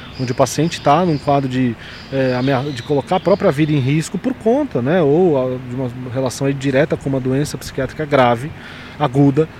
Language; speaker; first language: Portuguese; native; Portuguese